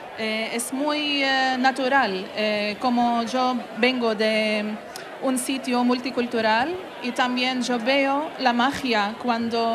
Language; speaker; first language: Spanish; non-native, learner; Arabic